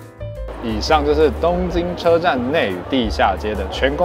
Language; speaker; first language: Chinese; native; Chinese